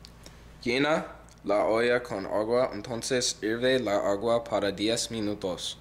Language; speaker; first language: Spanish; non-native, learner; English